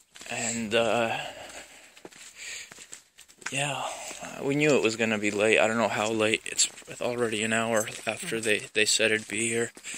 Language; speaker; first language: English; native; English